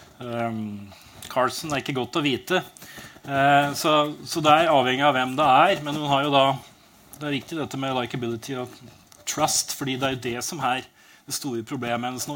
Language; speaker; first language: Norwegian; native; Norwegian